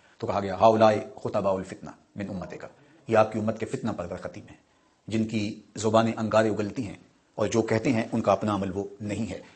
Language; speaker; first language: Urdu; non-native, local second language; Punjabi